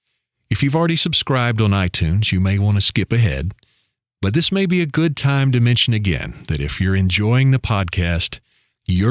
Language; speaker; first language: English; native; English